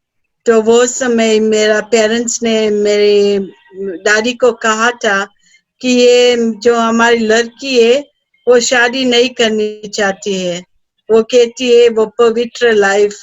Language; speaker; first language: Hindi; early bilingual, heritage; Hindi